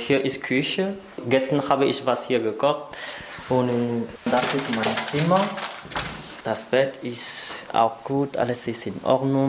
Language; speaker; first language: German; non-native, learner; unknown